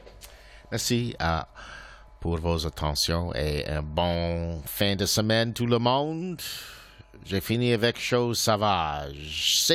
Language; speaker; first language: French; non-native, local second language; English